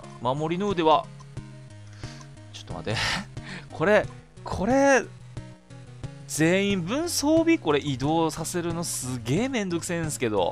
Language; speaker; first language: Japanese; native; Japanese